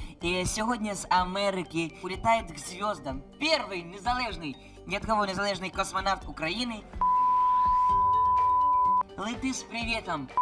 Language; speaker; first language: Ukrainian; native; Ukrainian